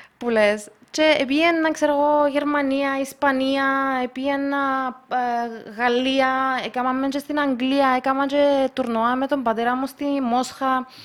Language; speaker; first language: Greek; early bilingual, other home language; Russian